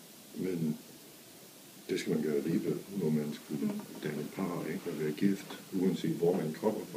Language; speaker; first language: Danish; non-native, fluent; English